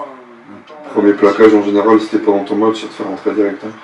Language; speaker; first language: French; native; French